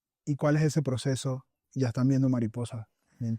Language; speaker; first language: Spanish; native; Spanish